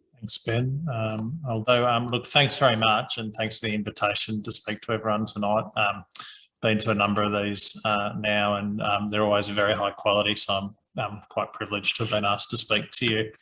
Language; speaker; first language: English; native; English